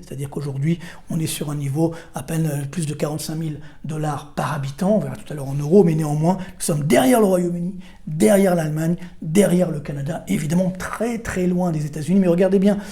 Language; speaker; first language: French; native; French